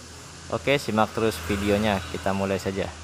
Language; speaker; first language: Indonesian; native; Indonesian